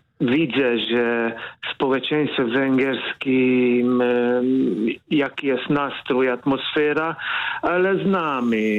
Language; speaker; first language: Polish; non-native, fluent; Hungarian